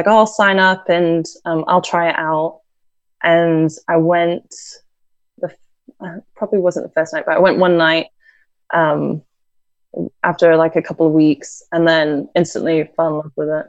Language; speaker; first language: English; native; English